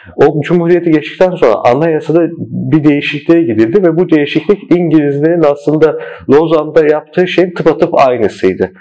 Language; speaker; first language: Turkish; early bilingual, heritage; Turkish